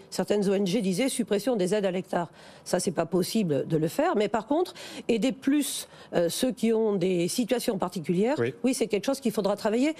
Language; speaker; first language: French; native; French